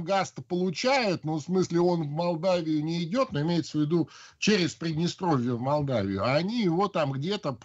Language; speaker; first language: Russian; native; Russian